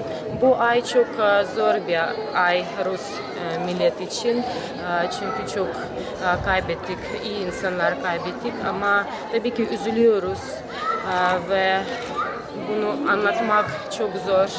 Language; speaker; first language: Turkish; non-native, fluent; Russian